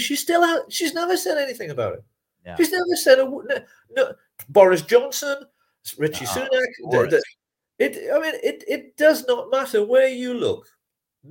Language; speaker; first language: English; native; English